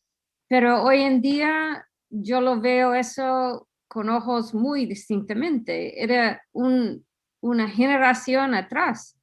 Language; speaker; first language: Spanish; non-native, fluent; English